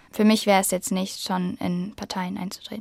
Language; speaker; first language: German; native; German